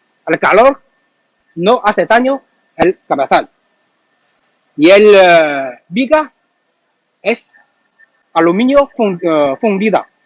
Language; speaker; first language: Spanish; non-native, learner; Chinese